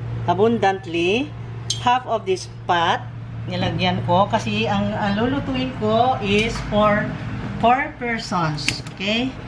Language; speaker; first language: English; non-native, local second language; Filipino